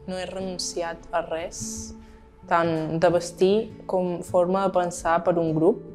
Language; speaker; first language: Catalan; non-native, local second language; Spanish